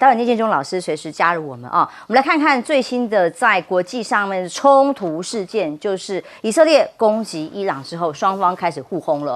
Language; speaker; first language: Chinese; native; Chinese